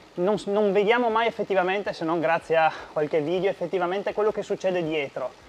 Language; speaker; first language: Italian; native; Italian